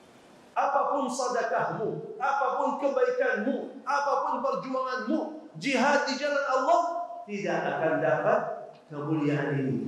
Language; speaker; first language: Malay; non-native, fluent; Arabic